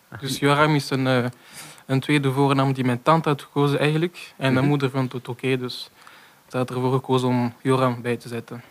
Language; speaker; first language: Dutch; non-native, local second language; French